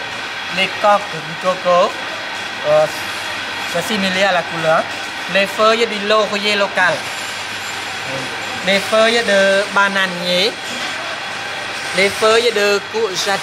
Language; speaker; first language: French; non-native, fluent; Khmer